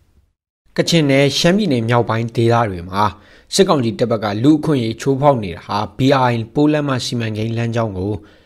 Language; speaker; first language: Burmese; non-native, local second language; Kachin